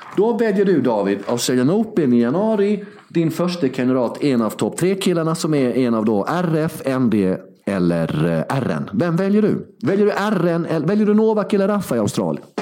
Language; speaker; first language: Swedish; early bilingual, other home language; Serbian